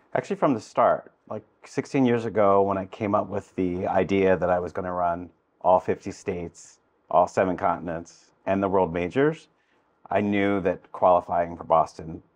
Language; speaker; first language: English; native; English